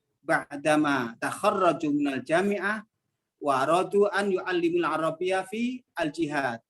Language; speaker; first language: Arabic; non-native, fluent; Indonesian